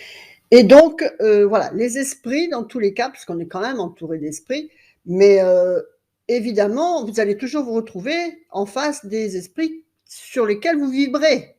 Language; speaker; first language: French; native; French